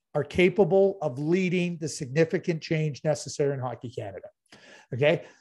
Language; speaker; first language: English; native; English